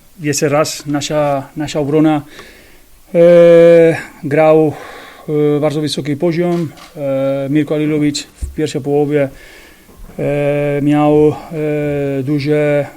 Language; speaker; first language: Polish; non-native, learner; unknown